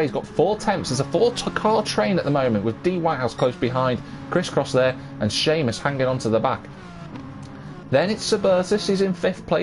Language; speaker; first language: English; native; English